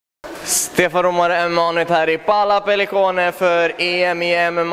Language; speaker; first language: Swedish; native; Swedish